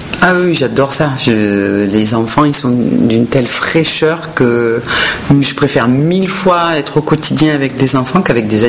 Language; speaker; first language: French; native; French